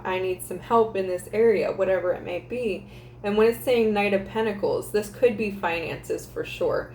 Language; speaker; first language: English; native; English